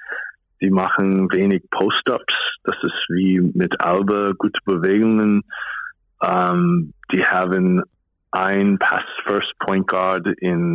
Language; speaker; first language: German; non-native, fluent; English